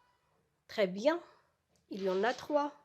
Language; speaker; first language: French; non-native, local second language; Arabic